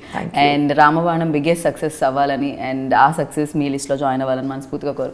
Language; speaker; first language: Telugu; native; Telugu